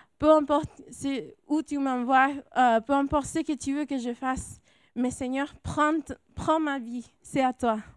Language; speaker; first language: French; non-native, fluent; English